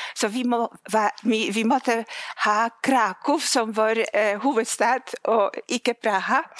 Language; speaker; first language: Norwegian; non-native, fluent; Polish